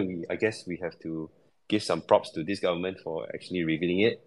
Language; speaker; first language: English; non-native, local second language; Chinese